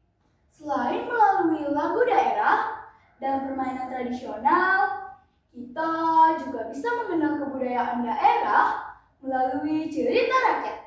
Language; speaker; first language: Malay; non-native, local second language; Balinese